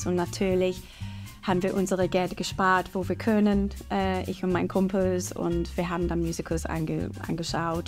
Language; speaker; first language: German; non-native, fluent; English